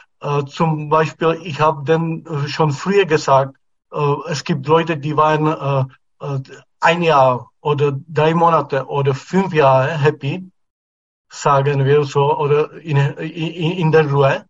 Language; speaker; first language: German; non-native, fluent; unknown